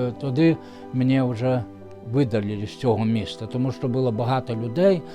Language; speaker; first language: Ukrainian; non-native, fluent; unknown